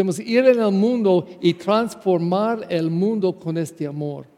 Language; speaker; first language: Spanish; non-native, fluent; English